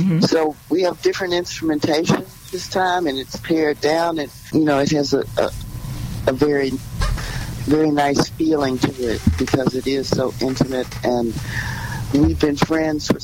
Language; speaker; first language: English; native; English